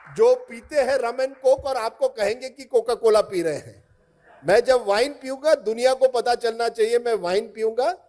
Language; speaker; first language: Hindi; non-native, local second language; Marathi